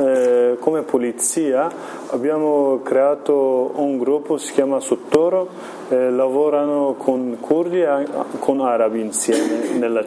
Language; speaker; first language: Italian; non-native, learner; Kurdish